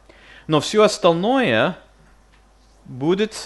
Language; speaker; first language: Russian; non-native, fluent; English